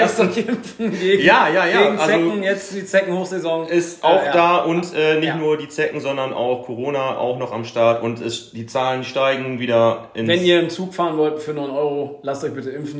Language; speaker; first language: German; native; German